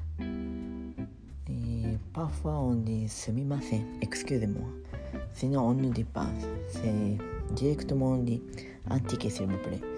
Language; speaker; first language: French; non-native, fluent; Japanese